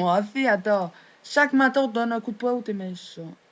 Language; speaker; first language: French; native; French